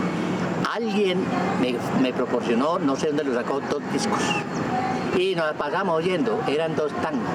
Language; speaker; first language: Spanish; native; Spanish